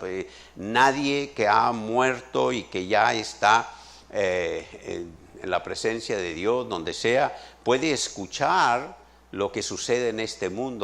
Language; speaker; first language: Spanish; native; Spanish